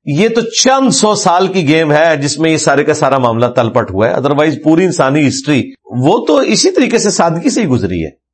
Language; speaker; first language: Urdu; non-native, local second language; Punjabi